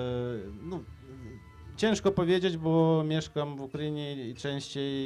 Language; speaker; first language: Polish; non-native, fluent; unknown